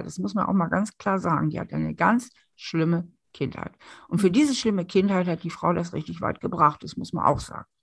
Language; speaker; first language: German; native; German